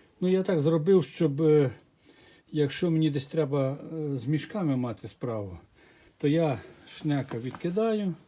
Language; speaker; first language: Ukrainian; native; Ukrainian